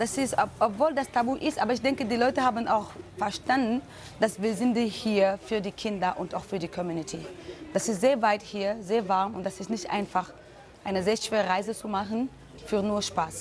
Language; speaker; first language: German; non-native, learner; French